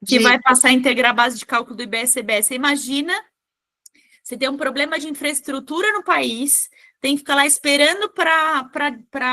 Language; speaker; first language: Portuguese; native; Portuguese